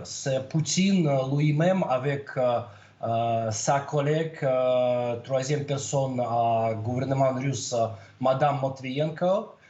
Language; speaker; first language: French; non-native, learner; Russian